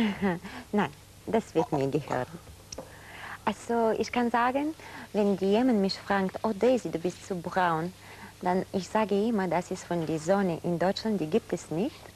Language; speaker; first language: German; non-native, fluent; Bulgarian